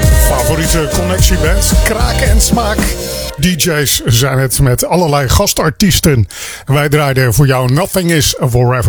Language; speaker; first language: Dutch; native; Dutch